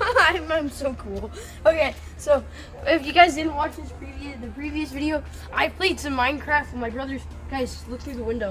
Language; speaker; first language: English; native; English